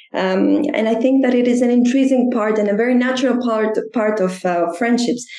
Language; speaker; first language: English; non-native, fluent; Greek